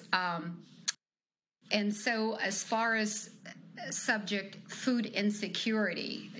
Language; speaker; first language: English; non-native, fluent; Ukrainian